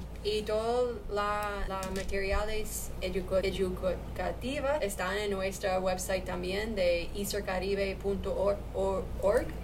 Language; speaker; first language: Spanish; non-native, learner; English